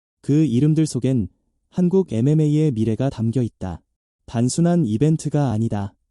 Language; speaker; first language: Korean; native; Korean